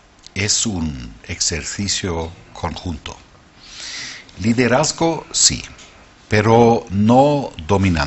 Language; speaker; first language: Spanish; non-native, fluent; German